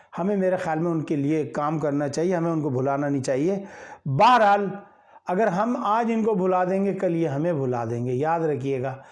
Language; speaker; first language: Urdu; native; Urdu